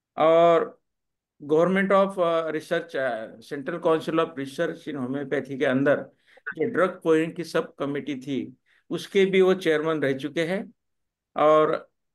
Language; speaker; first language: Hindi; non-native, local second language; Marathi